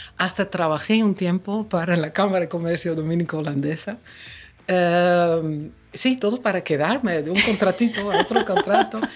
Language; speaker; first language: Spanish; non-native, fluent; Dutch